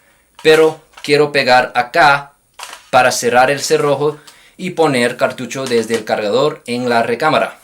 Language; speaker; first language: Spanish; non-native, fluent; English